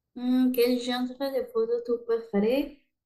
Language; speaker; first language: French; non-native, learner; Spanish